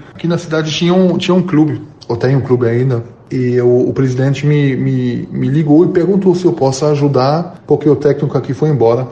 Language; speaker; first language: Portuguese; non-native, fluent; German